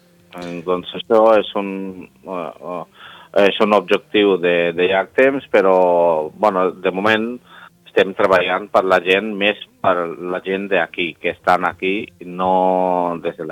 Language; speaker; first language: Catalan; non-native, learner; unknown